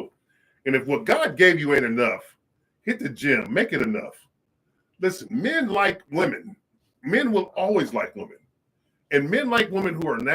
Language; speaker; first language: English; native; English